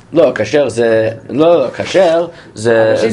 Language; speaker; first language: Hebrew; non-native, fluent; English